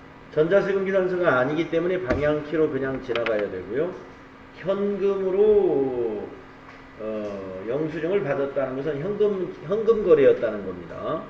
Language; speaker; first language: Korean; native; Korean